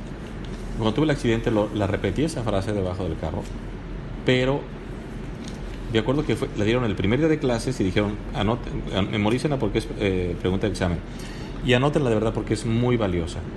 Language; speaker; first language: Spanish; native; Spanish